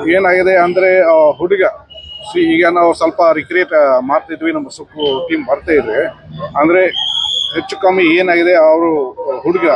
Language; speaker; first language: Kannada; non-native, fluent; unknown